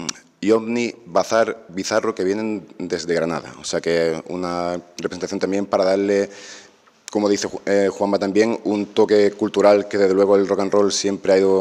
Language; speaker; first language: Spanish; native; Spanish